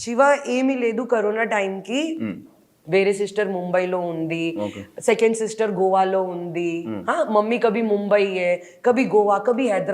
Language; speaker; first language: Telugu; non-native, learner; Hindi